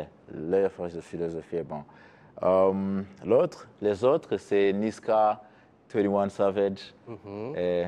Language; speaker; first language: French; non-native, learner; Kinyarwanda